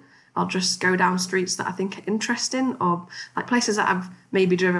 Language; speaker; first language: English; native; English